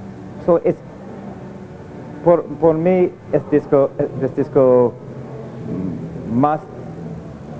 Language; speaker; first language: Spanish; non-native, learner; English